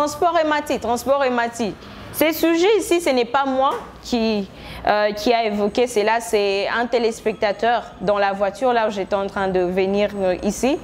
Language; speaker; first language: French; non-native, local second language; Lingala